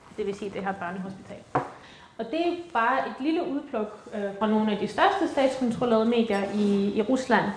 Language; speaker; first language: Danish; early bilingual, other home language; Ukrainian